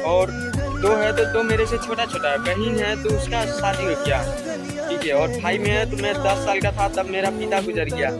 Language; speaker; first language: Hindi; non-native, local second language; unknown